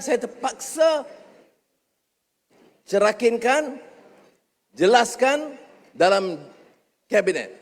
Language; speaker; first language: Malay; native; Malay